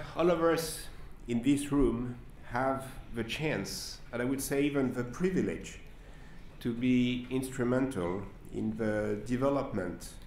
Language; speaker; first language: English; non-native, fluent; French